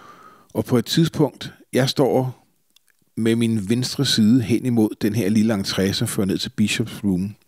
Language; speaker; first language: Danish; native; Danish